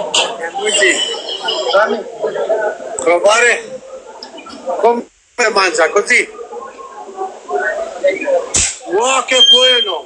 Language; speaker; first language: Italian; non-native, learner; Albanian